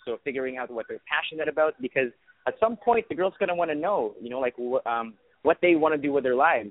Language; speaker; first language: English; non-native, fluent; Arabic